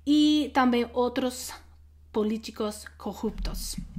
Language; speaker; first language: Portuguese; non-native, learner; English